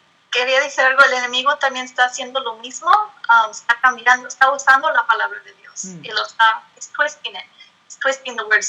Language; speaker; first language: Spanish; early bilingual, heritage; English